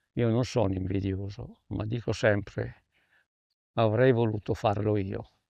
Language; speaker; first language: Italian; native; Italian